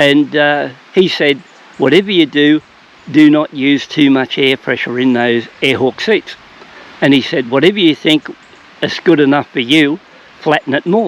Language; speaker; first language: English; native; English